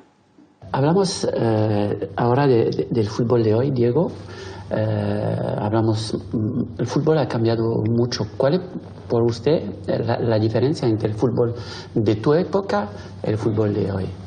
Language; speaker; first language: Spanish; non-native, learner; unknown